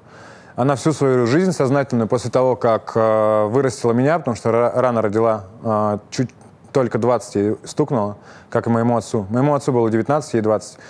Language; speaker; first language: Russian; native; Russian